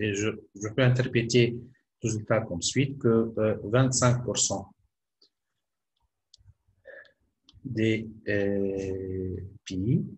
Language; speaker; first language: French; non-native, local second language; Arabic